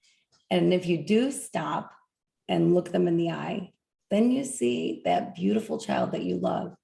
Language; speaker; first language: English; native; English